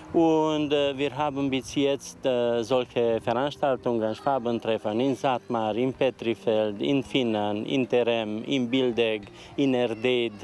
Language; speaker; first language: German; non-native, local second language; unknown